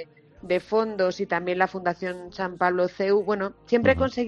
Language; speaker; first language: Spanish; native; Spanish